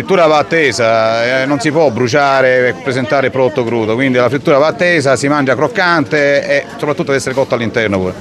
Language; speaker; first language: Italian; native; Italian